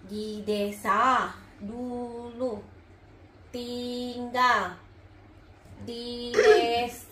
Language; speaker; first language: Indonesian; non-native, learner; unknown